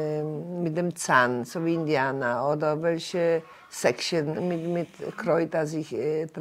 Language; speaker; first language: German; non-native, learner; Polish